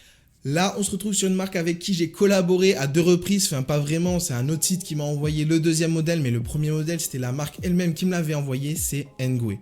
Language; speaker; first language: French; native; French